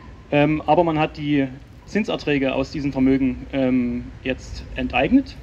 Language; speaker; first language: German; native; German